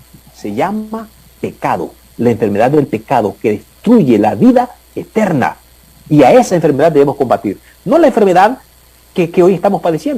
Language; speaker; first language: Spanish; native; Spanish